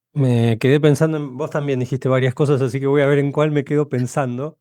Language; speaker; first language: Spanish; native; Spanish